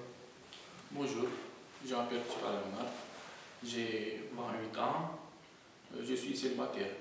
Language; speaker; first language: French; non-native, learner; Romanian